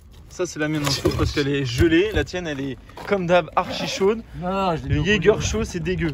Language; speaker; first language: French; native; French